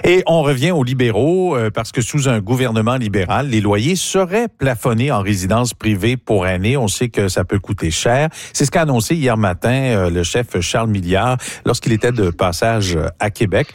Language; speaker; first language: French; native; French